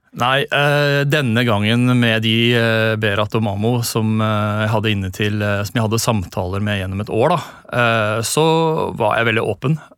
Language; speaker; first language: Norwegian; native; Norwegian